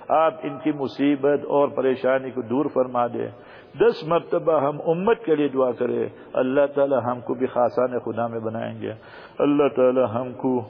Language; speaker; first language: Urdu; early bilingual, heritage; Urdu